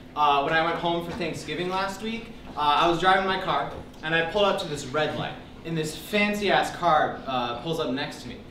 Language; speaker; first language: English; native; English